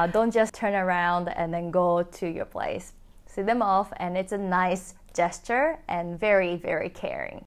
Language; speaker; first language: English; non-native, fluent; Japanese